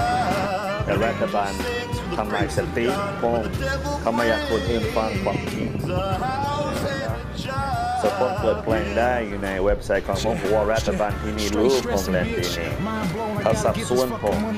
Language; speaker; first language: Thai; non-native, learner; English